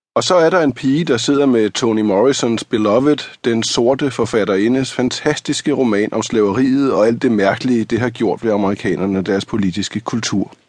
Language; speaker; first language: Danish; native; Danish